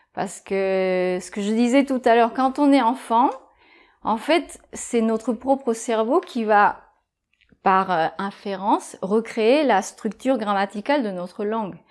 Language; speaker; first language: French; non-native, fluent; Japanese